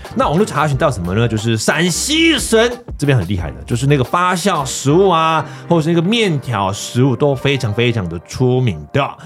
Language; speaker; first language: Chinese; non-native, fluent; Korean